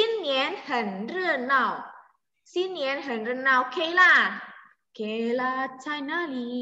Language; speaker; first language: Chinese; non-native, fluent; Indonesian